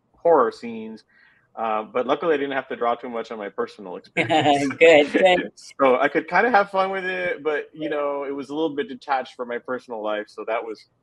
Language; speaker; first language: English; native; English